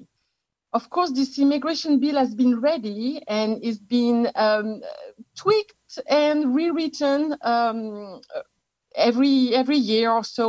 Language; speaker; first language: English; non-native, fluent; French